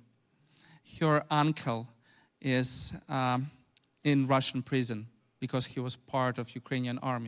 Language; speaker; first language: English; non-native, fluent; Ukrainian